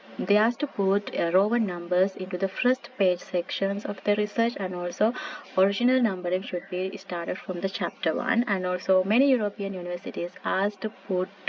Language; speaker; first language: English; non-native, local second language; Sinhala